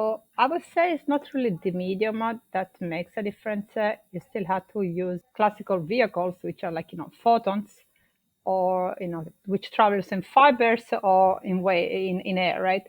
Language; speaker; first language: English; non-native, fluent; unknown